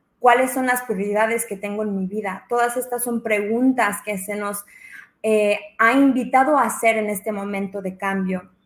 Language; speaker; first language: Spanish; early bilingual, heritage; Spanish